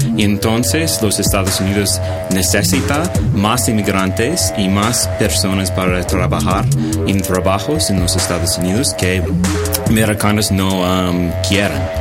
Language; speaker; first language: Spanish; non-native, learner; English